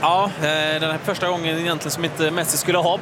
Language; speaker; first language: Swedish; native; Swedish